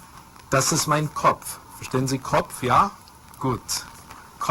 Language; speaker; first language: German; non-native, fluent; English